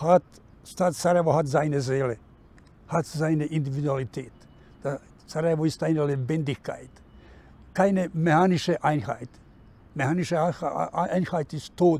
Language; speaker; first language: German; non-native, fluent; Bosnian